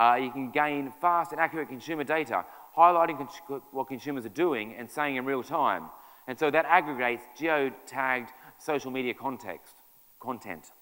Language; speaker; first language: English; native; English